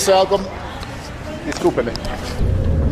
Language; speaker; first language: Spanish; non-native, learner; English